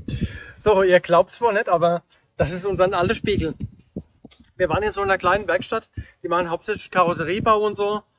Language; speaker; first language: German; native; German